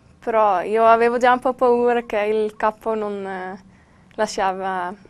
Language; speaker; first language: Italian; non-native, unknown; Dutch